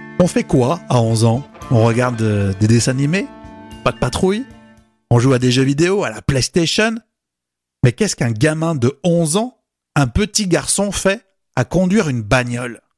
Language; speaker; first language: French; native; French